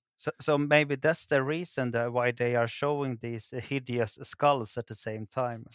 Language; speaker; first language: English; non-native, fluent; Swedish